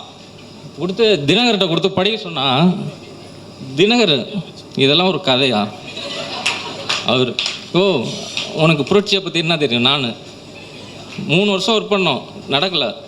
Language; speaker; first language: Tamil; native; Tamil